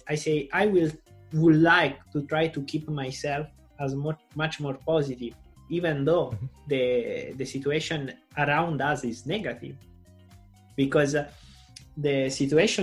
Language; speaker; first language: English; non-native, learner; Italian